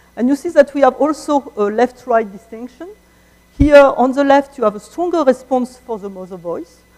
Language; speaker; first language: English; non-native, fluent; French